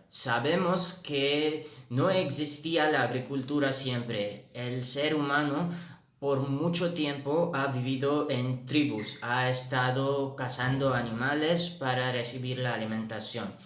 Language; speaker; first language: Spanish; non-native, fluent; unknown